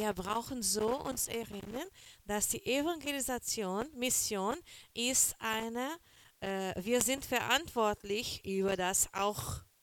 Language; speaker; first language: German; non-native, fluent; Portuguese